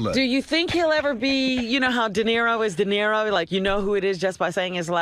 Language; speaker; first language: English; native; English